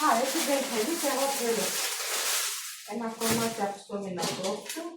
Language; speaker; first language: Greek; non-native, fluent; Armenian